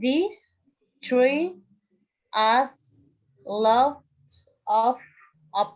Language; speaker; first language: English; non-native, learner; Spanish